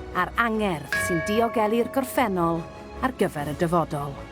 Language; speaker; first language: Welsh; native; Welsh